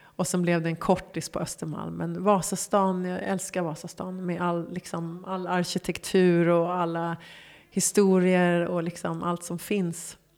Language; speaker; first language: Swedish; early bilingual, other home language; Persian